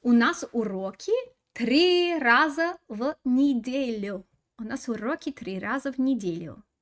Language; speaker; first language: Russian; non-native, fluent; English